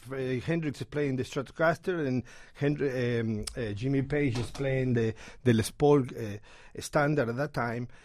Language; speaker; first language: English; non-native, fluent; Spanish